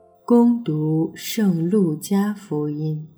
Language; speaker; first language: Chinese; native; Chinese